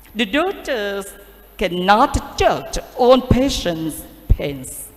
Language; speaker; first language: English; non-native, learner; Vietnamese